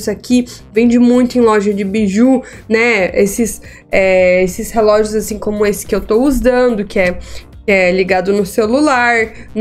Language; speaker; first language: Portuguese; native; Portuguese